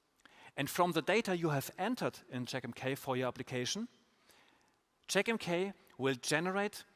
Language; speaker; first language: English; non-native, fluent; German